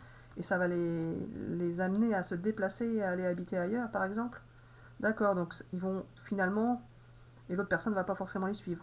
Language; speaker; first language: French; native; French